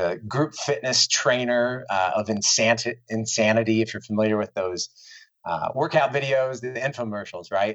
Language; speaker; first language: English; native; English